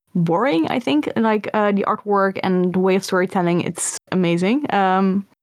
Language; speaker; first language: English; early bilingual, other home language; Dutch